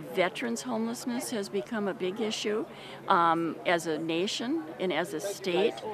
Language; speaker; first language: English; native; English